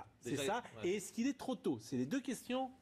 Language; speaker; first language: French; native; French